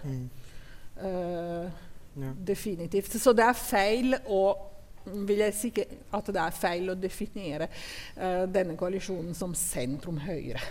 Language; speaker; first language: Norwegian; non-native, fluent; Italian